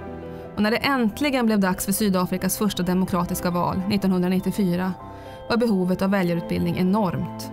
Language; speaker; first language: Swedish; native; Swedish